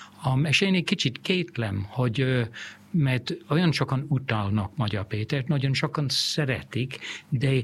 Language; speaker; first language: Hungarian; non-native, fluent; English